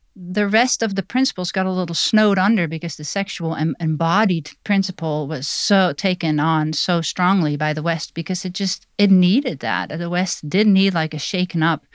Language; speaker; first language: English; non-native, fluent; Dutch